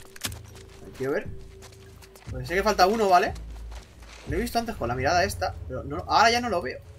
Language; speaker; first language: Spanish; native; Spanish